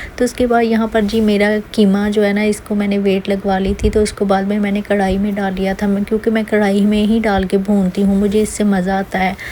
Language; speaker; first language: Hindi; native; Hindi